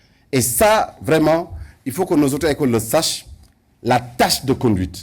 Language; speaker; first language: French; non-native, local second language; Wolof